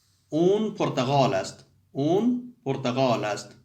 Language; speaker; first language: Persian; non-native, fluent; Urdu